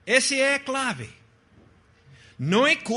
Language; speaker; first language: Portuguese; non-native, fluent; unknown